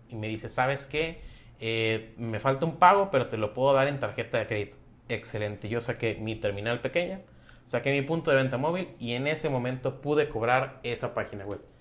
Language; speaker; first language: Spanish; native; Spanish